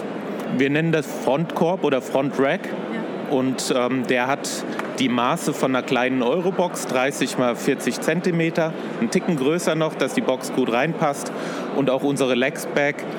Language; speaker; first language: German; native; German